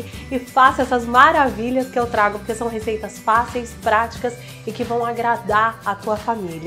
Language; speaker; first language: Portuguese; native; Portuguese